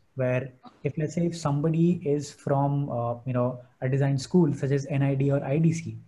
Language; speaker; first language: English; non-native, local second language; Hindi